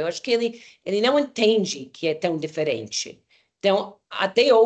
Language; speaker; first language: Portuguese; non-native, fluent; English